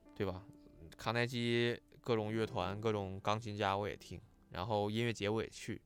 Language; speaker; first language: Chinese; non-native, local second language; Cantonese